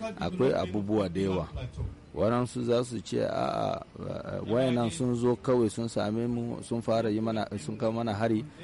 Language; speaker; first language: Hausa; non-native, local second language; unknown